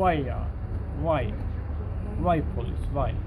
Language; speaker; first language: English; non-native, learner; Persian